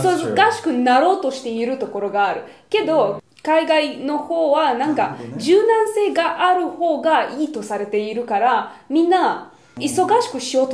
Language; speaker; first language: Japanese; non-native, fluent; Romanian